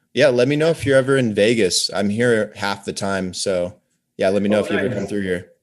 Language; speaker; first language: English; native; English